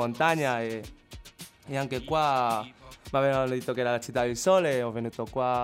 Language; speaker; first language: Italian; non-native, learner; Chinese